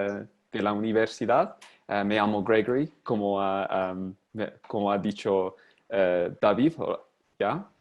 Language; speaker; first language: Spanish; non-native, fluent; English